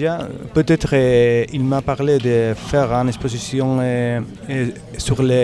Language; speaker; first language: French; non-native, learner; Spanish